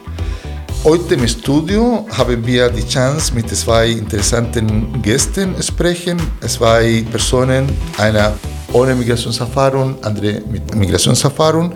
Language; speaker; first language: German; non-native, fluent; Spanish